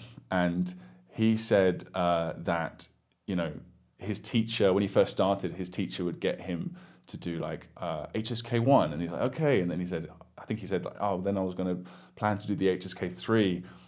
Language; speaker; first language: English; native; English